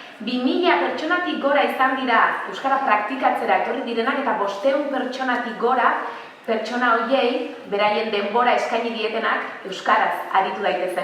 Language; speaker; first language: Basque; native; Basque